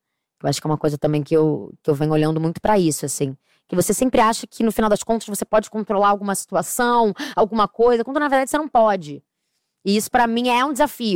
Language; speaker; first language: Portuguese; native; Portuguese